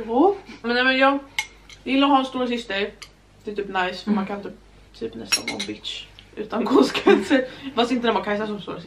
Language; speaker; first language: Swedish; native; Swedish